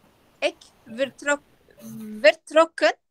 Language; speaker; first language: Dutch; non-native, learner; Turkish